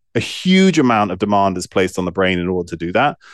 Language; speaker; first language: English; native; English